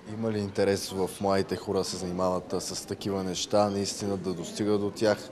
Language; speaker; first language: Bulgarian; native; Bulgarian